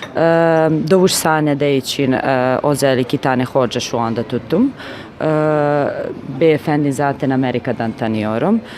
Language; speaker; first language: Turkish; non-native, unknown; Serbian